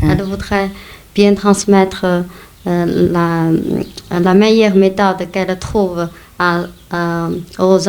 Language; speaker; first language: French; non-native, learner; Chinese